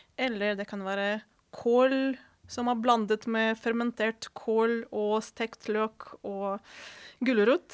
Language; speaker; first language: Norwegian; non-native, fluent; Ukrainian